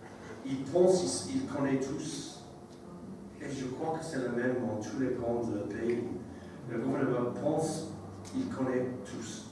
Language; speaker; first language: French; non-native, learner; English